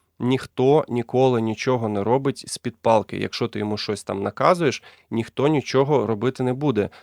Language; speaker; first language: Ukrainian; non-native, local second language; Russian